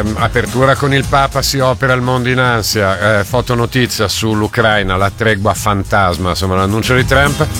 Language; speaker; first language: Italian; native; Italian